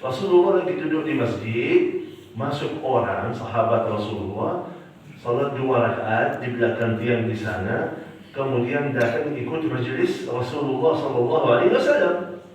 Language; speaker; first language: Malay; non-native, fluent; Arabic